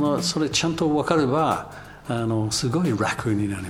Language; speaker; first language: Japanese; non-native, learner; English